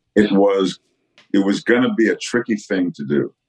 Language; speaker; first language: English; native; English